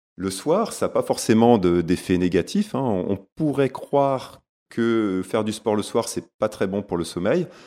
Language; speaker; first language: French; native; French